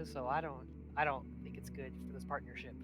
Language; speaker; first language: English; native; English